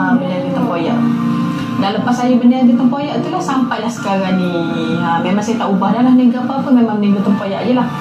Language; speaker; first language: Malay; native; Malay